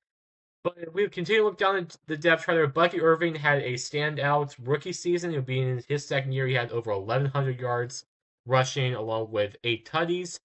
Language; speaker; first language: English; native; English